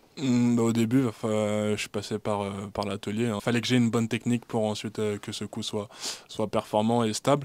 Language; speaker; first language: French; native; French